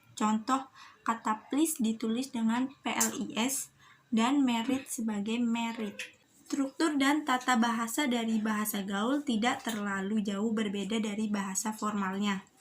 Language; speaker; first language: Indonesian; native; Indonesian